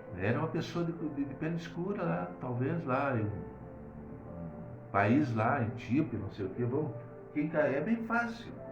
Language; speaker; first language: Portuguese; native; Portuguese